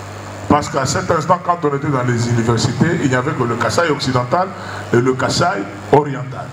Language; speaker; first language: French; non-native, local second language; Luba-Lulua